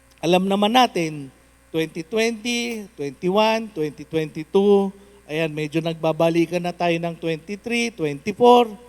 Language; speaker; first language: Filipino; non-native, local second language; Cebuano